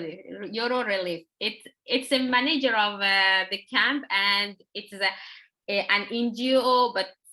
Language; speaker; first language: English; non-native, learner; Persian